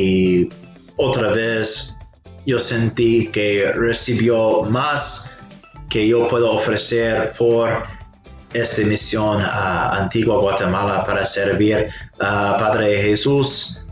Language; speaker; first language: Spanish; non-native, fluent; English